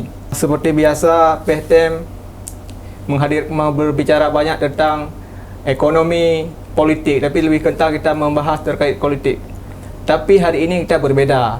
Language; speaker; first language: Indonesian; native; Indonesian